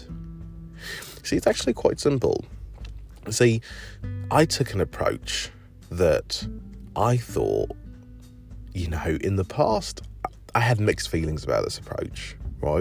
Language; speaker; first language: English; native; English